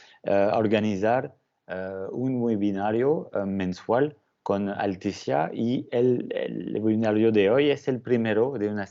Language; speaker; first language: Spanish; non-native, fluent; French